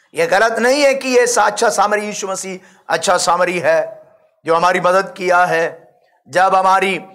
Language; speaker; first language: Hindi; non-native, local second language; Malayalam